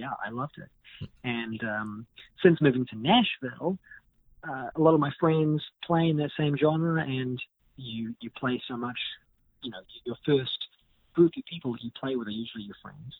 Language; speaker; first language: English; native; English